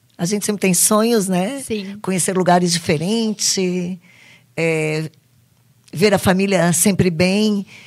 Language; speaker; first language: Portuguese; native; Portuguese